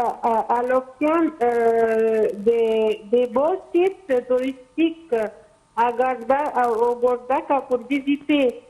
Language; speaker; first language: French; non-native, fluent; Arabic